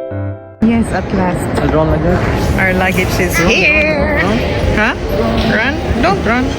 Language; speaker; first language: English; non-native, local second language; Filipino